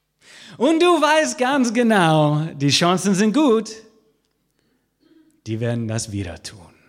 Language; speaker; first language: German; non-native, fluent; English